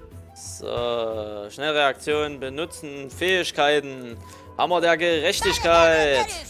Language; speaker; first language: German; native; German